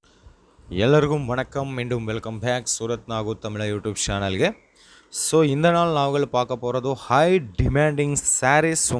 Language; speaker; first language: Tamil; non-native, local second language; Kannada